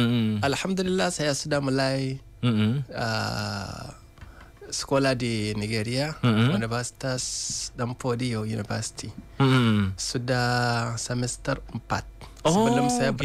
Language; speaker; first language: Indonesian; non-native, learner; Hausa